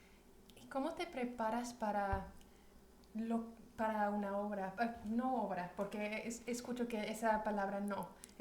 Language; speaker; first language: Spanish; early bilingual, heritage; Spanish